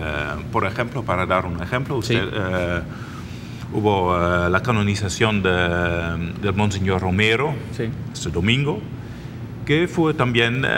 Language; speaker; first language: Spanish; non-native, fluent; Dutch